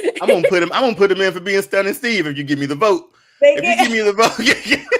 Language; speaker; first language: English; native; English